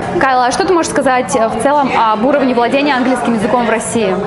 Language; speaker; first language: Russian; native; Russian